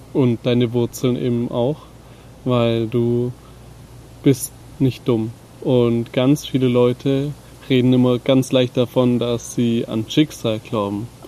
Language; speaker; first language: German; native; German